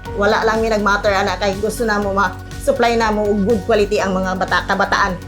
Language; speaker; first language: Cebuano; native; Cebuano